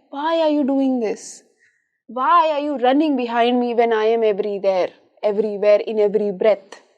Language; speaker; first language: English; non-native, local second language; Hindi